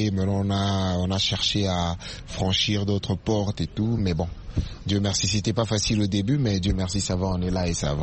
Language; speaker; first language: French; non-native, local second language; Swahili